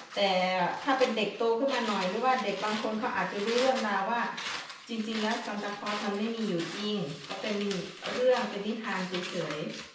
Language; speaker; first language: Thai; native; Thai